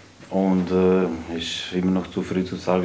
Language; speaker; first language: German; non-native, fluent; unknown